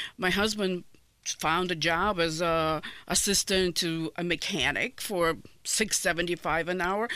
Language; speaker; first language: English; non-native, fluent; Ukrainian